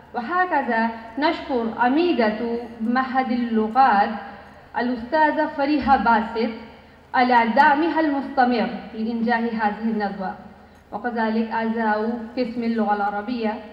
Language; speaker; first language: Arabic; non-native, fluent; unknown